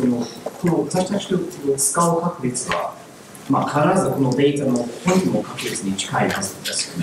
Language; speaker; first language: Japanese; non-native, learner; English